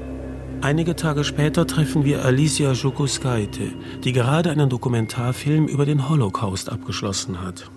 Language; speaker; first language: German; native; German